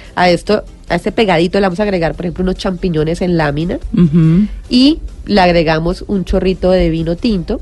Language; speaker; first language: Spanish; native; Spanish